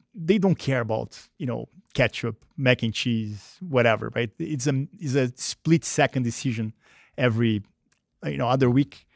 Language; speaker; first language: English; non-native, fluent; Portuguese